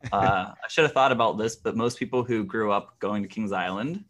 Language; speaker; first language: English; native; English